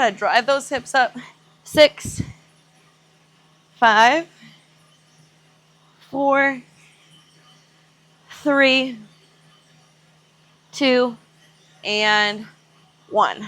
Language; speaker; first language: English; native; English